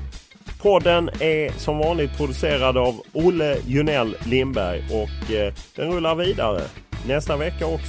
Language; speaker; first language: Swedish; native; Swedish